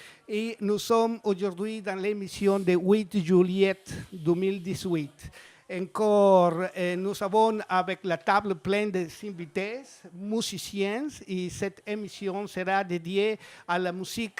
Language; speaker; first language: French; non-native, fluent; Spanish